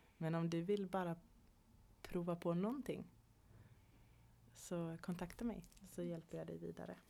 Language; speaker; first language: Swedish; native; Swedish